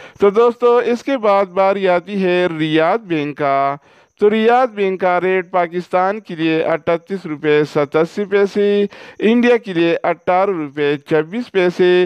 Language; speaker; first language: Urdu; non-native, local second language; Pashto